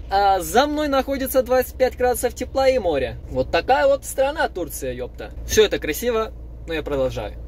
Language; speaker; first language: Russian; non-native, fluent; Turkish